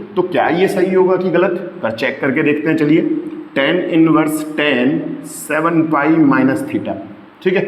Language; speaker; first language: Hindi; native; Hindi